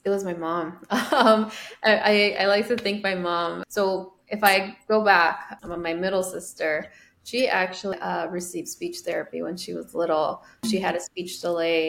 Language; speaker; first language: English; early bilingual, other home language; Spanish